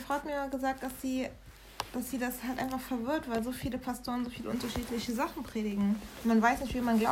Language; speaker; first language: German; native; German